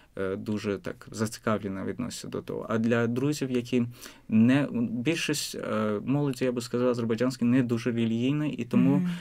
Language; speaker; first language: Ukrainian; non-native, fluent; Azerbaijani